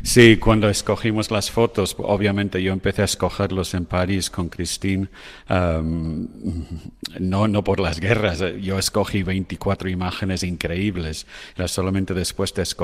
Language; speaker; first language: Spanish; non-native, fluent; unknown